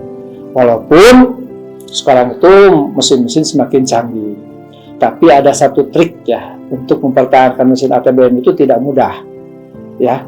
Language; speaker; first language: Indonesian; non-native, local second language; Sundanese